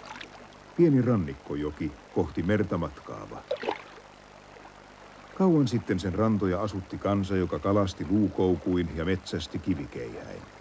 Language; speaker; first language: Finnish; native; Finnish